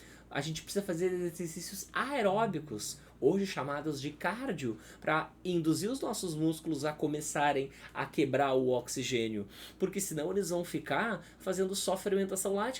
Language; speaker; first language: Portuguese; native; Portuguese